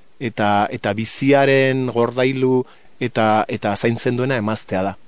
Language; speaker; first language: Basque; non-native, local second language; Spanish